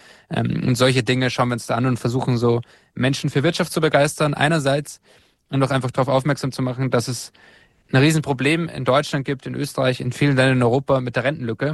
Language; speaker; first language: German; native; German